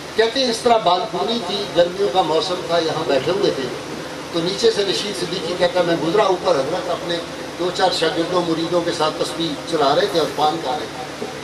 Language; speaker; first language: Urdu; non-native, local second language; Punjabi